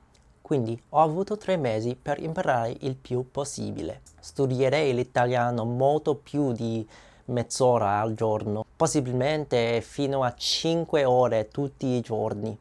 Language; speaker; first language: Italian; non-native, learner; English